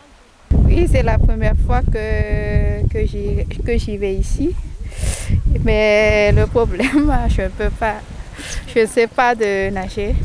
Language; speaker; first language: French; non-native, learner; Malagasy